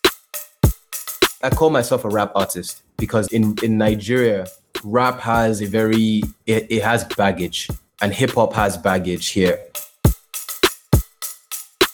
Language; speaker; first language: English; non-native, local second language; Yoruba